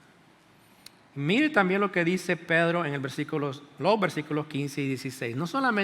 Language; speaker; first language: Spanish; native; Spanish